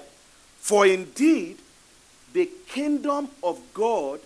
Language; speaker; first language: English; non-native, local second language; Yoruba